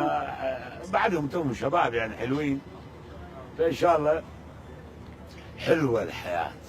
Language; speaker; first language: Arabic; native; Arabic